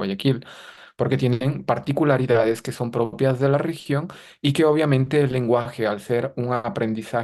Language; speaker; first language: Spanish; native; Spanish